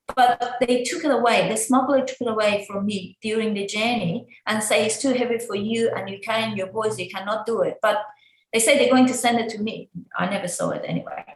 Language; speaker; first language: English; non-native, fluent; Persian